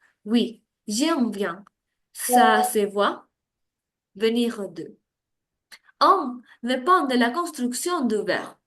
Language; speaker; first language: French; non-native, learner; Spanish